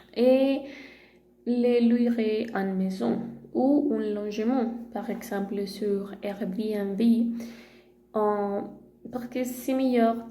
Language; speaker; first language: French; non-native, learner; Spanish